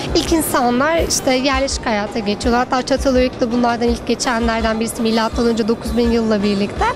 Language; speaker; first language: Turkish; native; Turkish